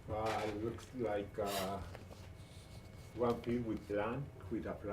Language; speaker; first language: English; non-native, learner; Spanish